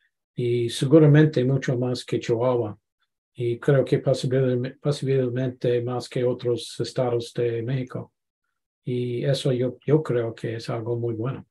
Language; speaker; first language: Spanish; non-native, learner; English